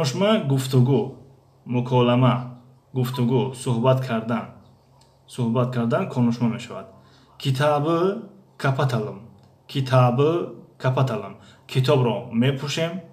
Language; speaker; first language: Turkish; non-native, fluent; Tajik